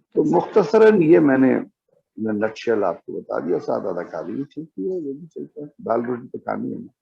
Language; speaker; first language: Urdu; non-native, local second language; Punjabi